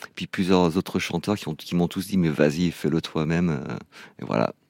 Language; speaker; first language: French; non-native, fluent; English